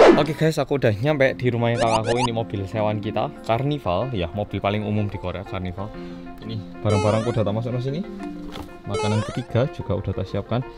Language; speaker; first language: Indonesian; early bilingual, other home language; Korean